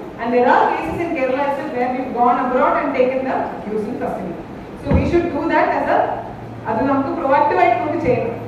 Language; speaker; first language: English; non-native, local second language; Malayalam